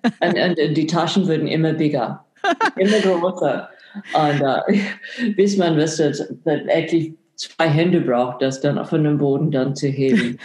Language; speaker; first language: German; non-native, fluent; English